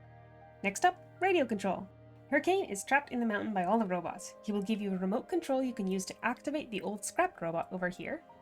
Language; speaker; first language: English; native; English